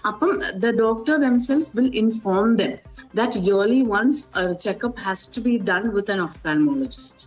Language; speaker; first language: English; non-native, local second language; Malayalam